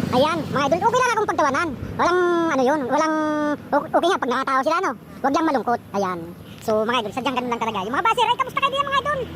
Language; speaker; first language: Filipino; non-native, local second language; Bikol